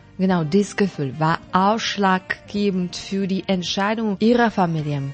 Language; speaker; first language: German; non-native, fluent; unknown